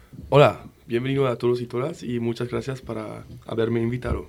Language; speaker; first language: Spanish; non-native, fluent; German